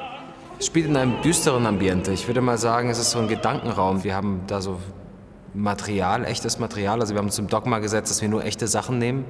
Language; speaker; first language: German; native; German